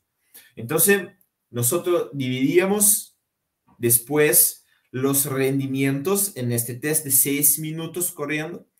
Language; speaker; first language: Spanish; non-native, fluent; Portuguese